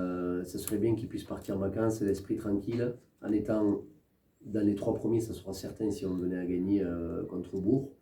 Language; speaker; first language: French; native; French